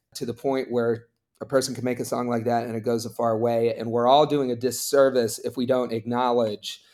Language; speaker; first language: English; native; English